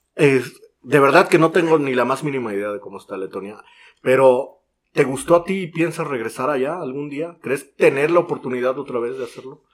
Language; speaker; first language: Spanish; native; Spanish